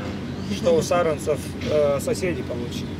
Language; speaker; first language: Russian; non-native, local second language; Latvian